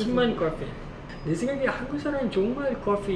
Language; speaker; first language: Korean; non-native, learner; Portuguese